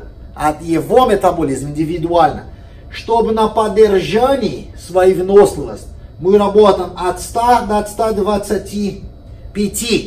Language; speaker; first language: Russian; non-native, fluent; Portuguese